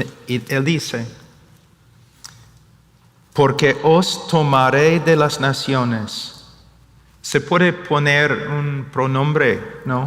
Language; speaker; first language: Spanish; non-native, fluent; English